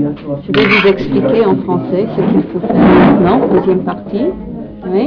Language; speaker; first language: French; non-native, fluent; English